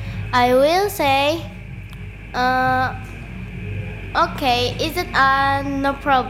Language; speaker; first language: English; non-native, learner; Indonesian